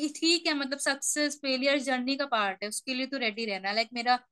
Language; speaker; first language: Hindi; native; Hindi